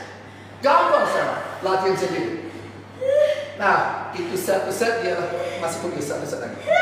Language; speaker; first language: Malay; non-native, fluent; English